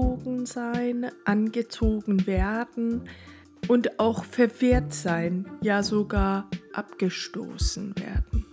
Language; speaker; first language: German; non-native, fluent; Persian